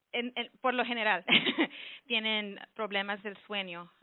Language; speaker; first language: Spanish; early bilingual, heritage; Spanish